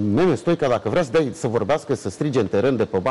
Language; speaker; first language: Romanian; native; Romanian